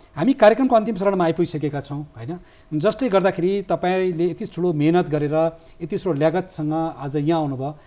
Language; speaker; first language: Nepali; native; Nepali